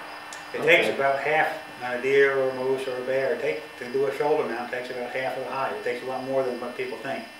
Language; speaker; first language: English; native; English